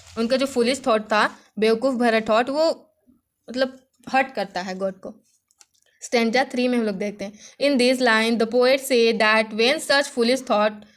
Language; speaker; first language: Hindi; native; Hindi